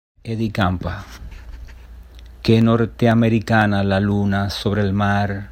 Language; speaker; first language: Spanish; native; Spanish